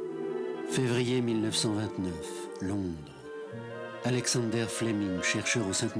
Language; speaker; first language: French; native; French